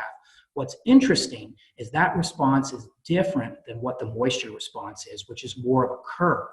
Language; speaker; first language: English; native; English